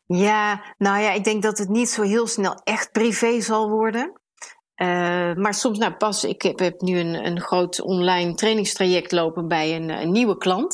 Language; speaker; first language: Dutch; native; Dutch